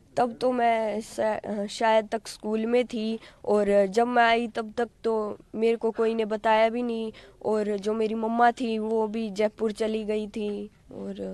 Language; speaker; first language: Hindi; native; Hindi